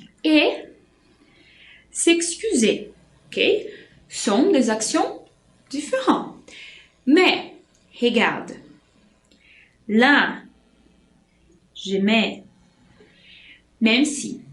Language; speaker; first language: French; non-native, fluent; Portuguese